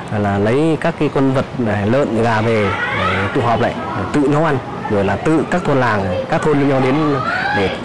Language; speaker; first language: Vietnamese; non-native, local second language; Muong